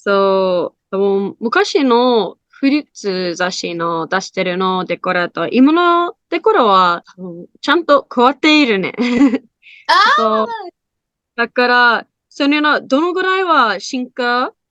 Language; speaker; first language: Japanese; non-native, learner; English